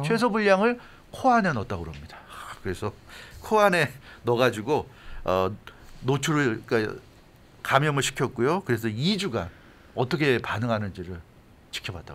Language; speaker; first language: Korean; native; Korean